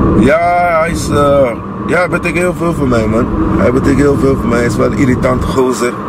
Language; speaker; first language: Dutch; non-native, local second language; Papiamento